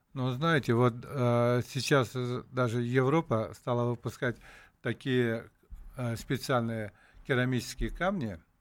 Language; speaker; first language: Russian; non-native, local second language; Uzbek